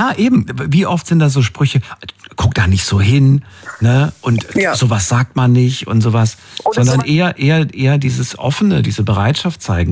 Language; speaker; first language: German; native; German